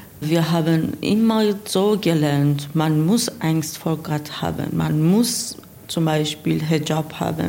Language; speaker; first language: German; non-native, learner; Persian